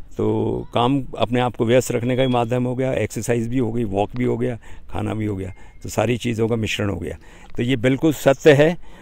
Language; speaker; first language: Hindi; native; Hindi